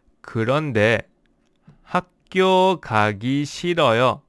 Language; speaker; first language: Korean; non-native, learner; English